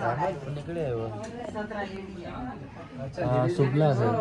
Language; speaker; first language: Hindi; non-native, local second language; Gujarati